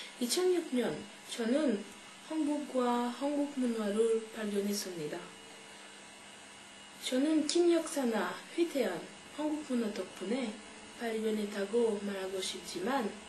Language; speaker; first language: Korean; non-native, learner; French